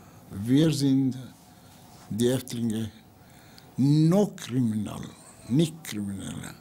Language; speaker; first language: German; non-native, learner; Ladino